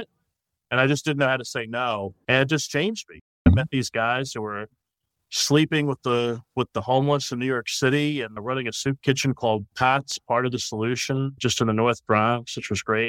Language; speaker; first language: English; native; English